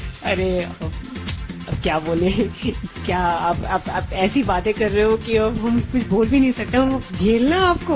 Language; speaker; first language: Hindi; native; Hindi